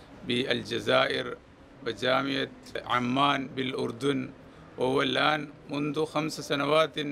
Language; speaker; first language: Arabic; non-native, fluent; Malayalam